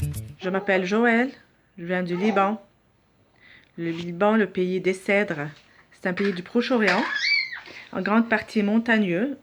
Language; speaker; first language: French; non-native, local second language; Arabic